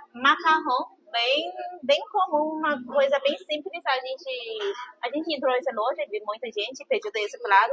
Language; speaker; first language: Portuguese; non-native, fluent; Chinese